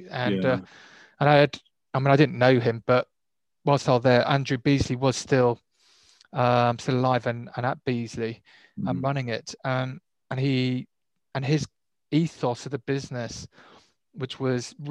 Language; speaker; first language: English; native; English